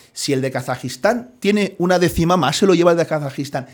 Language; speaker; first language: Spanish; non-native, local second language; Catalan